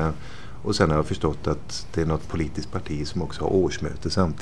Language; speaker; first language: Swedish; native; Swedish